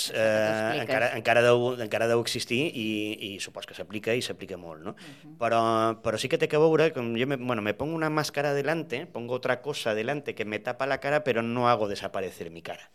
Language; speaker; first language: Catalan; native; Catalan